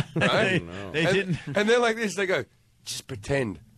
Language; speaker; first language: English; native; English